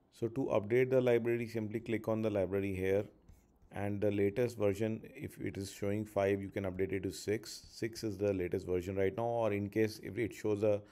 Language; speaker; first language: Hindi; native; Hindi